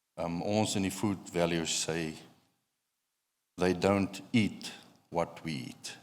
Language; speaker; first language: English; non-native, local second language; Afrikaans